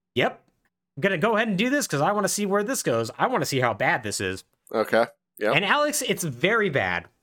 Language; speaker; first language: English; native; English